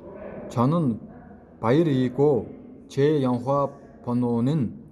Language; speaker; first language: Korean; non-native, fluent; Mongolian